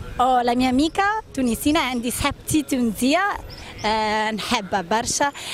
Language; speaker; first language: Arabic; non-native, learner; Italian